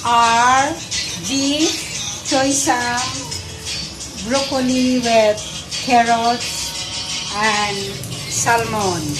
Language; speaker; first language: English; non-native, learner; Filipino